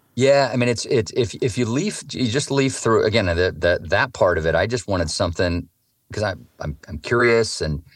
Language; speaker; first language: English; native; English